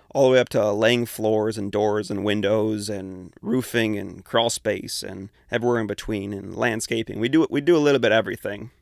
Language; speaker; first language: English; native; English